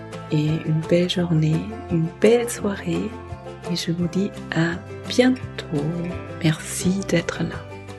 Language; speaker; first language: French; non-native, fluent; German